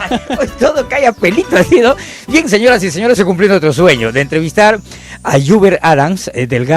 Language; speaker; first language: Spanish; native; Spanish